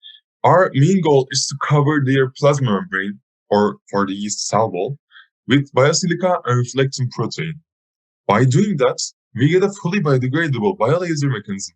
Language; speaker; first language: English; non-native, fluent; Turkish